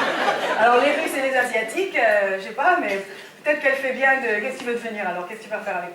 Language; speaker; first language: French; native; French